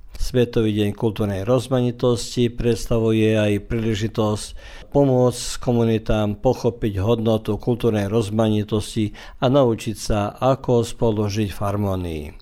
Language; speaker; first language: Slovak; early bilingual, heritage; Slovak